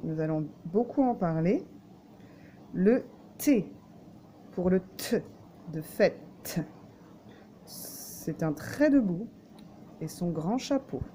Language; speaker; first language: French; native; French